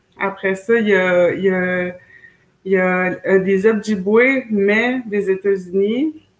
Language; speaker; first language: French; native; French